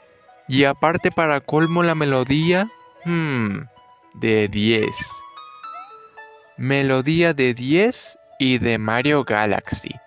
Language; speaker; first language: Spanish; native; Spanish